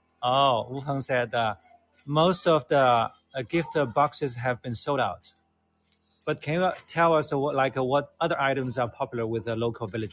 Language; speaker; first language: English; non-native, fluent; Chinese